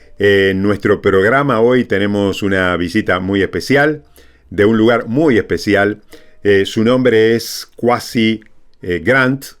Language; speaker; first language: Spanish; native; Spanish